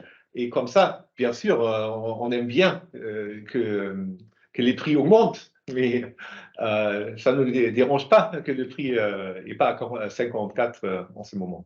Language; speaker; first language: French; non-native, fluent; German